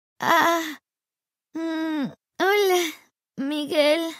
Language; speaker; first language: Spanish; non-native, learner; English